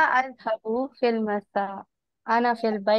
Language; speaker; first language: Arabic; non-native, learner; Urdu